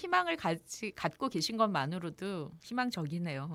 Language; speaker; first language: Korean; native; Korean